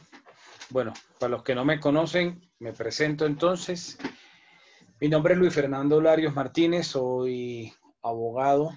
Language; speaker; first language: Spanish; native; Spanish